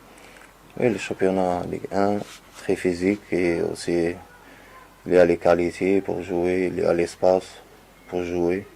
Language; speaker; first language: French; non-native, learner; Arabic